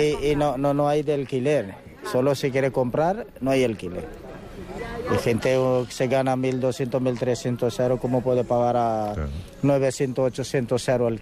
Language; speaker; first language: Spanish; non-native, learner; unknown